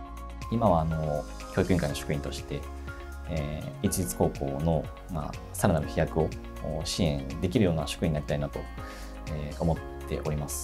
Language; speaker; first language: Japanese; native; Japanese